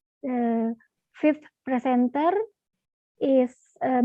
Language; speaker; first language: English; non-native, learner; Indonesian